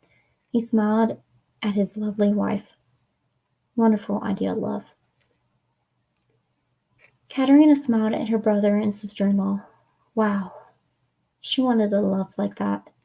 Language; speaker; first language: English; native; English